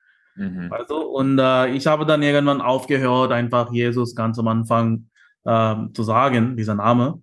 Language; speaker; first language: German; non-native, learner; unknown